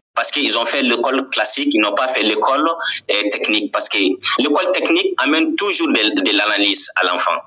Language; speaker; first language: French; non-native, local second language; Bambara